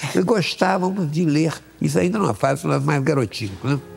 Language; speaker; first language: Portuguese; native; Portuguese